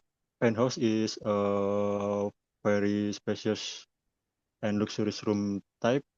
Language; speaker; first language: English; non-native, learner; Indonesian